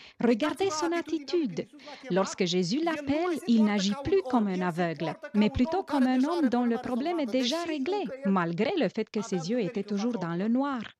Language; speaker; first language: French; non-native, fluent; Romanian